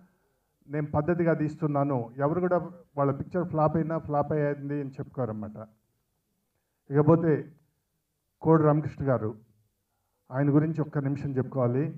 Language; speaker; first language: Telugu; native; Telugu